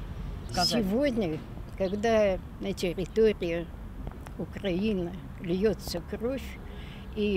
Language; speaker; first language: Russian; native; Russian